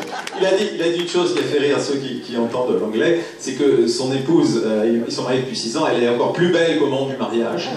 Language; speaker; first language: French; native; French